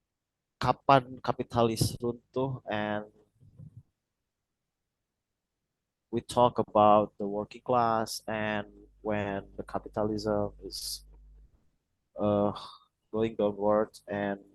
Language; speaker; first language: English; non-native, learner; Indonesian